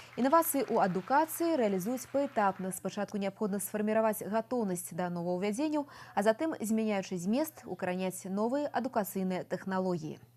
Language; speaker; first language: Belarusian; non-native, local second language; Russian